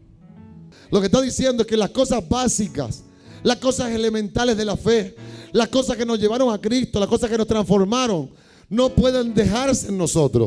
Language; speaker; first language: Spanish; native; Spanish